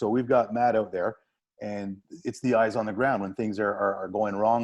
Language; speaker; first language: English; native; English